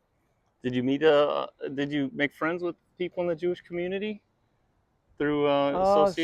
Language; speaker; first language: English; native; English